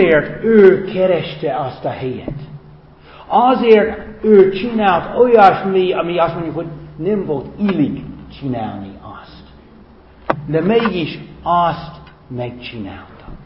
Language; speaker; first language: Hungarian; non-native, fluent; English